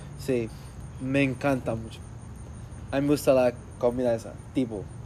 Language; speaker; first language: Spanish; non-native, learner; English